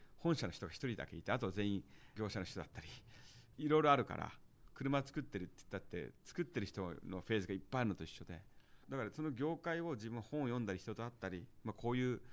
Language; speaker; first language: Japanese; early bilingual, heritage; Japanese